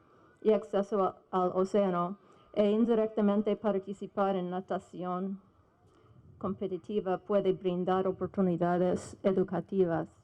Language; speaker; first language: Spanish; non-native, fluent; English